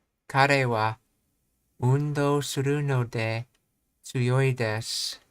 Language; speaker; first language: Japanese; non-native, learner; English